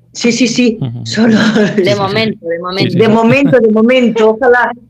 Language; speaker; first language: Spanish; native; Spanish